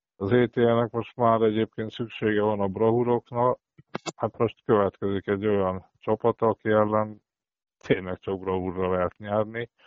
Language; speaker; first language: Hungarian; native; Hungarian